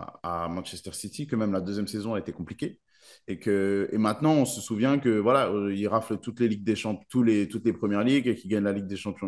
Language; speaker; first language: French; native; French